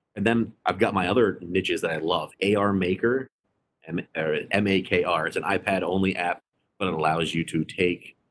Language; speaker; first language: English; native; English